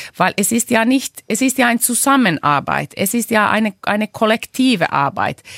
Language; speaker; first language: German; non-native, fluent; Finnish